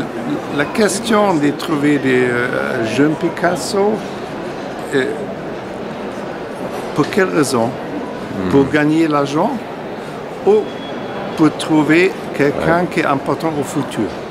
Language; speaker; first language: French; non-native, fluent; German